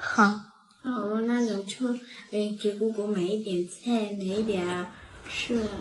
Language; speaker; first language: Chinese; non-native, learner; Lao